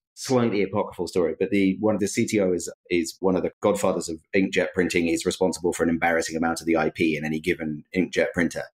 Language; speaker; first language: English; native; English